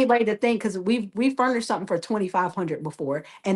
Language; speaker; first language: English; native; English